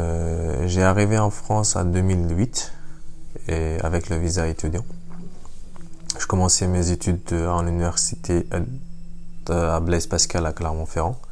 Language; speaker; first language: French; non-native, fluent; Uyghur